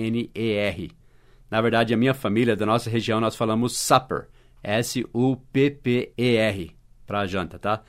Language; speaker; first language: Portuguese; non-native, fluent; English